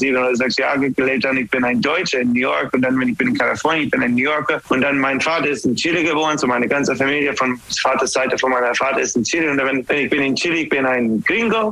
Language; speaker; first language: German; non-native, learner; English